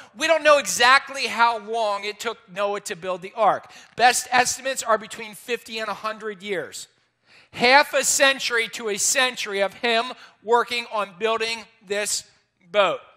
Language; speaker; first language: English; native; English